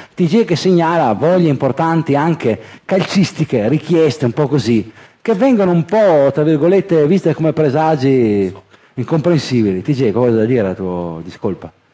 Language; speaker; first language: Italian; native; Italian